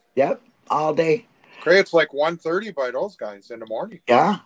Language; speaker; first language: English; native; English